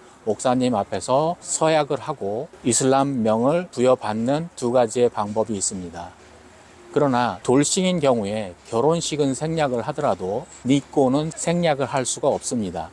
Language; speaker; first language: Korean; native; Korean